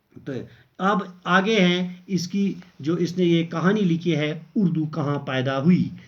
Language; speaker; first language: Urdu; non-native, local second language; Kashmiri